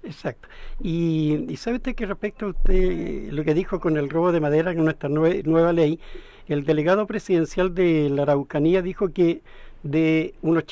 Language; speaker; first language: Spanish; native; Spanish